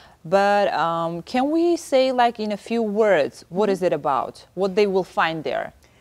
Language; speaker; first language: English; non-native, learner; Armenian